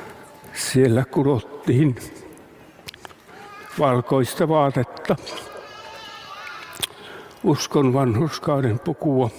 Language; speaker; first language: Finnish; native; Finnish